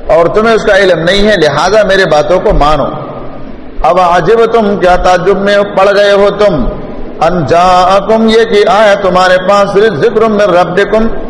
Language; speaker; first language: Urdu; non-native, local second language; Pashto